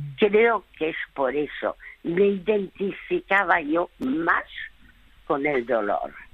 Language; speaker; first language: Spanish; early bilingual, other home language; French